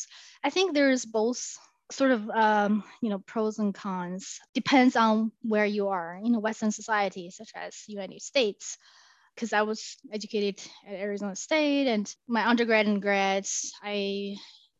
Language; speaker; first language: English; non-native, fluent; Chinese